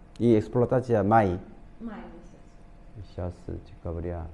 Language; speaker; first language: Russian; non-native, learner; Korean